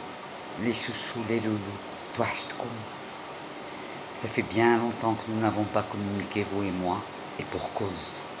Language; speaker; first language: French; non-native, local second language; Arabic